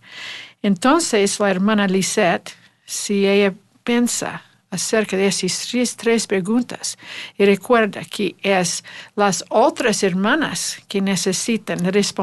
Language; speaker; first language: Spanish; non-native, learner; English